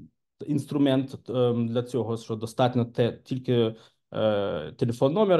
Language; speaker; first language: Ukrainian; non-native, local second language; Russian